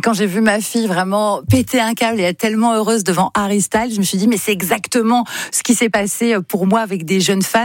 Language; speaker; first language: French; native; French